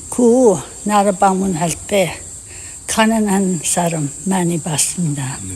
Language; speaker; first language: Korean; non-native, learner; English